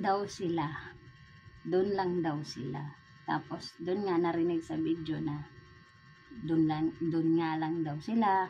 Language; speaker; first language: Filipino; non-native, local second language; Cebuano